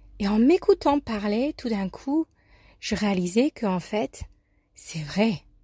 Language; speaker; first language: French; non-native, fluent; English